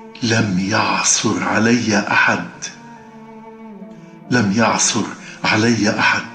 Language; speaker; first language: Arabic; native; Arabic